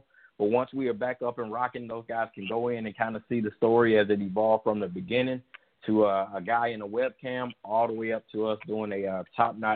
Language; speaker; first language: English; native; English